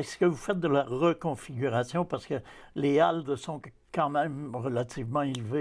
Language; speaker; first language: French; native; French